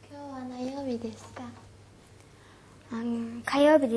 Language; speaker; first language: Japanese; non-native, learner; Mongolian